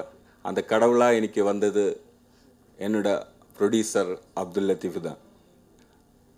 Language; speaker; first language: Tamil; non-native, learner; Malayalam